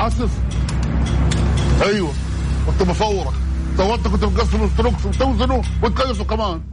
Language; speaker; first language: Arabic; native; Arabic